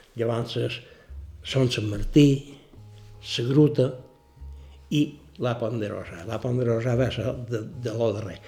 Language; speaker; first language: Catalan; native; Catalan